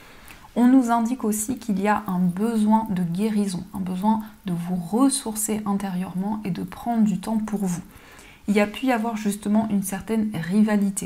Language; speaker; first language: French; native; French